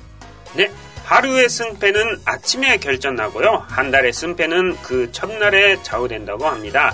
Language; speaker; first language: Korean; non-native, fluent; Japanese